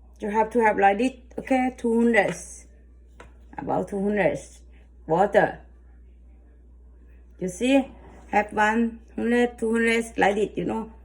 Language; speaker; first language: English; non-native, learner; Thai